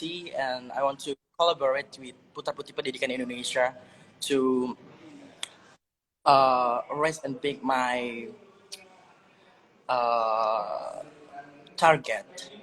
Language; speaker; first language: English; non-native, learner; Indonesian